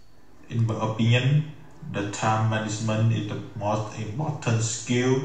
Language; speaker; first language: English; non-native, learner; Vietnamese